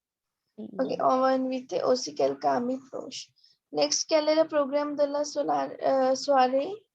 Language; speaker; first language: French; non-native, fluent; Hindi